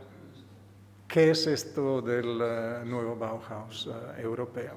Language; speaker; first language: Spanish; non-native, fluent; Italian